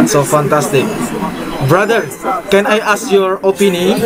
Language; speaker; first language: English; non-native, fluent; Indonesian